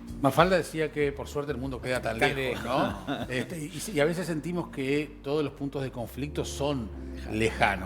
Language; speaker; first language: Spanish; native; Spanish